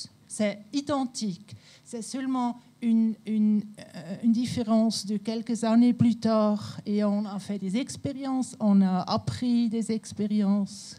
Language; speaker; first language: French; non-native, local second language; German